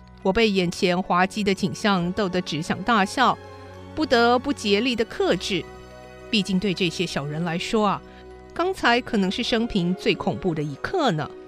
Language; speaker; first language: Chinese; native; Chinese